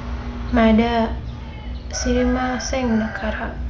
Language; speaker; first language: Japanese; non-native, learner; Indonesian